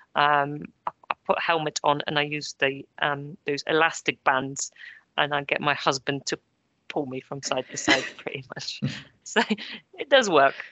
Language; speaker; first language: English; early bilingual, other home language; Polish